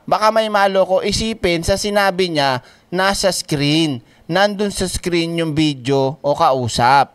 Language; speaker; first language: Filipino; native; Filipino